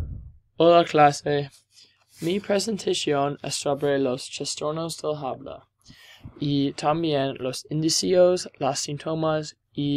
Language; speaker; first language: Spanish; non-native, learner; English